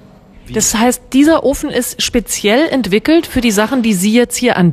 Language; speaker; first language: German; native; German